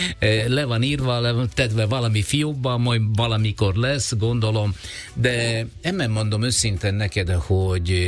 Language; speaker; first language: Hungarian; non-native, learner; Italian